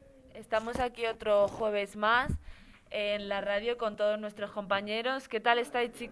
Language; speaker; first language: Spanish; native; Spanish